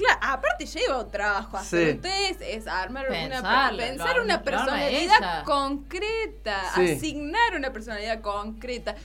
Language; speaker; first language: Spanish; native; Spanish